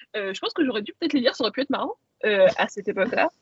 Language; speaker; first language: French; native; French